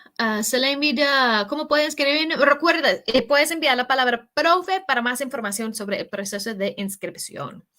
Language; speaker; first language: Spanish; non-native, fluent; English